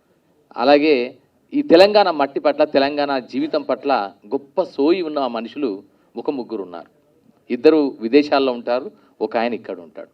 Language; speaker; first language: Telugu; native; Telugu